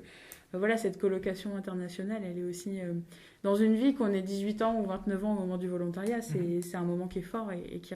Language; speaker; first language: French; native; French